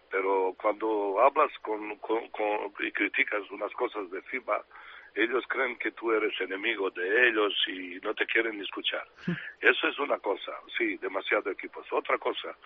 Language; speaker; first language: Spanish; non-native, fluent; Serbian